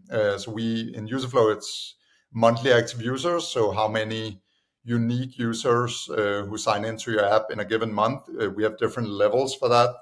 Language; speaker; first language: English; non-native, fluent; Danish